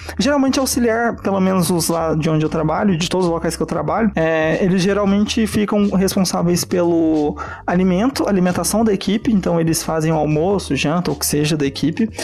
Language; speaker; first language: Portuguese; native; Portuguese